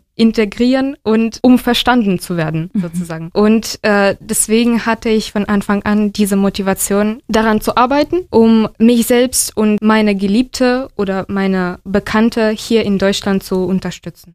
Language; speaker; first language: German; early bilingual, other home language; Ukrainian